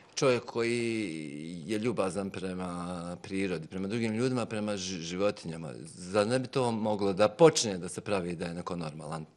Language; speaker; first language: Bosnian; native; Bosnian